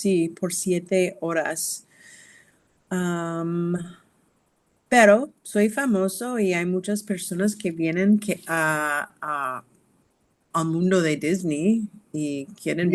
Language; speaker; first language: Spanish; non-native, learner; English